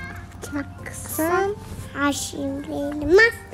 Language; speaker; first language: Japanese; early bilingual, heritage; Japanese